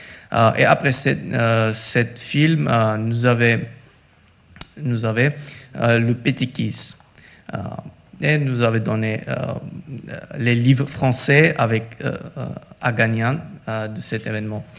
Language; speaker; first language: French; non-native, learner; Georgian